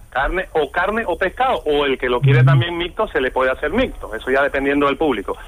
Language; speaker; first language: Spanish; native; Spanish